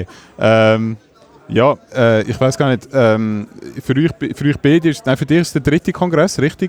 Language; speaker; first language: German; native; German